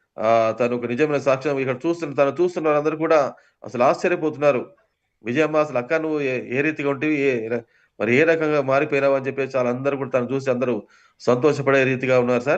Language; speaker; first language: Telugu; native; Telugu